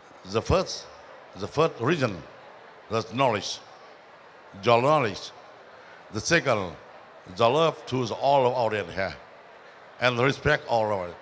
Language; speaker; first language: English; non-native, learner; Vietnamese